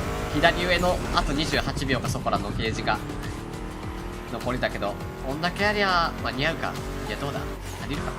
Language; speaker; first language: Japanese; native; Japanese